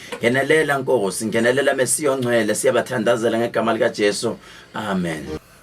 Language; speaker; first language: Zulu; native; Zulu